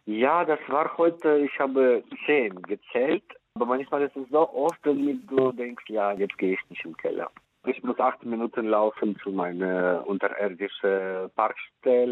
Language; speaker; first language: German; non-native, fluent; Ukrainian